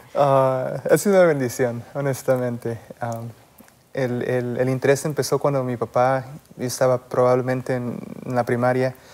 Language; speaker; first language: Spanish; native; Spanish